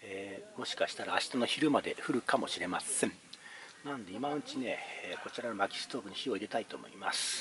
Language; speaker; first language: Japanese; native; Japanese